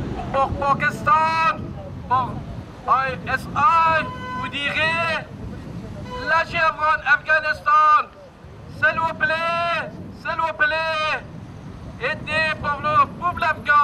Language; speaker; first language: French; non-native, learner; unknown